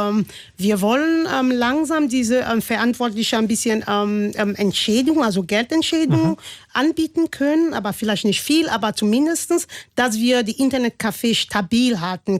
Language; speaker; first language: German; non-native, fluent; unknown